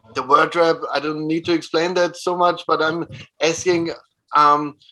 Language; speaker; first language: English; non-native, fluent; German